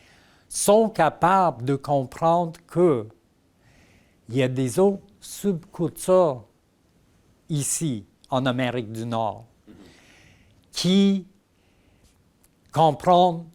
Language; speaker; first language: French; non-native, local second language; English